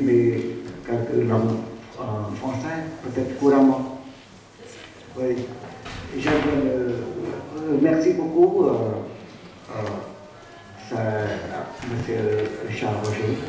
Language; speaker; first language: French; non-native, learner; Khmer